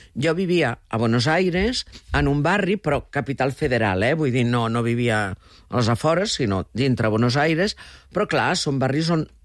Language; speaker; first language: Catalan; early bilingual, heritage; Catalan